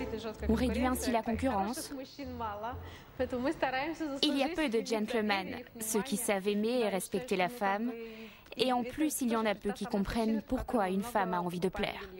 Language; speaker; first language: French; native; French